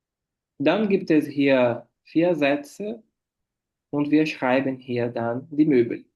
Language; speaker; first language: German; non-native, fluent; Portuguese